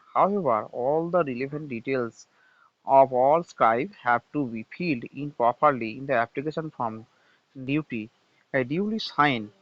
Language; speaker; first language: English; non-native, local second language; Bangla